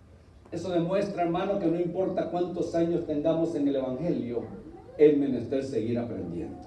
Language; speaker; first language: Spanish; native; Spanish